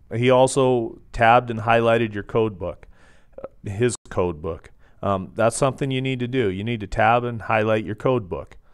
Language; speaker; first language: English; native; English